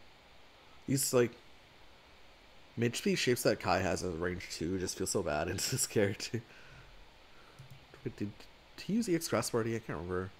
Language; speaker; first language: English; native; English